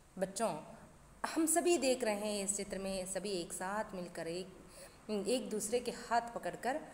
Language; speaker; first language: Hindi; non-native, local second language; Kannada